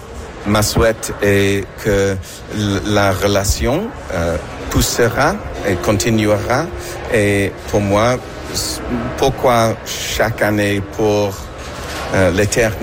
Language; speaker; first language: French; non-native, learner; English